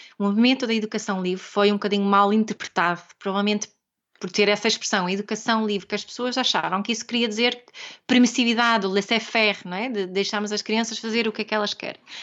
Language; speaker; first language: Portuguese; non-native, fluent; Swedish